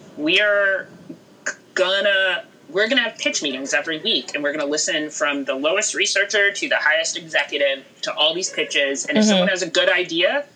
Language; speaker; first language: English; native; English